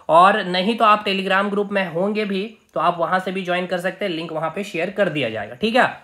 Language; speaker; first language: Hindi; native; Hindi